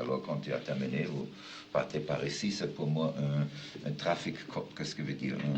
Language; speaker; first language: French; non-native, fluent; German